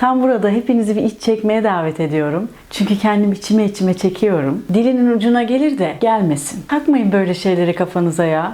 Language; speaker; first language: Turkish; native; Turkish